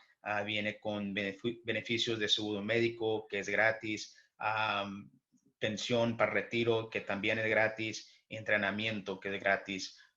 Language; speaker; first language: Spanish; early bilingual, heritage; English